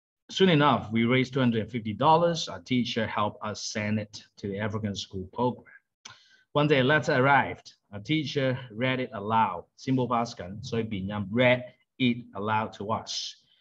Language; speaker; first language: English; non-native, local second language; Cantonese